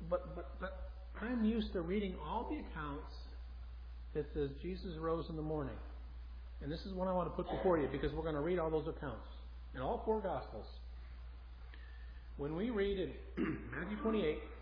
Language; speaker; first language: English; native; English